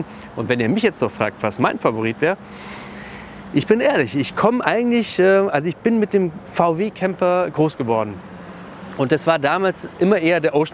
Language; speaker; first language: German; native; German